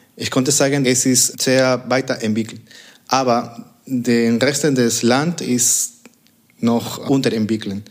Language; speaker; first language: German; non-native, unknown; Spanish